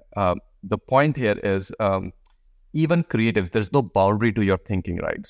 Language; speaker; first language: English; non-native, local second language; Hindi